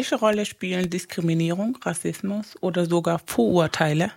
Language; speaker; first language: German; non-native, fluent; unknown